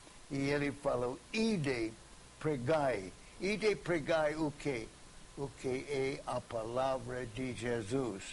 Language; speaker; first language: Portuguese; non-native, fluent; English